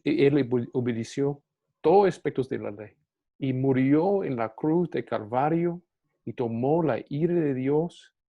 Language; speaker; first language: Spanish; non-native, fluent; English